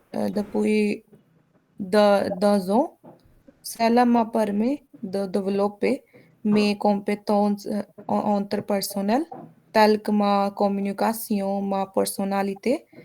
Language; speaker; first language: French; non-native, learner; Hindi